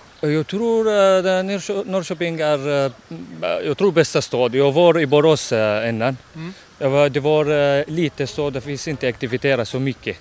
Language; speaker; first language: Swedish; non-native, learner; Arabic